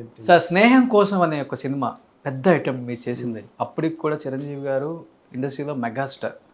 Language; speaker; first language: Telugu; native; Telugu